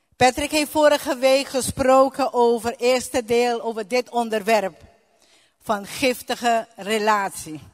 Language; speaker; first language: Dutch; non-native, local second language; Papiamento